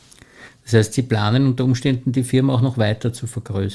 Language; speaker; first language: German; native; German